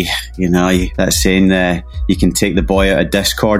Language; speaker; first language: English; native; English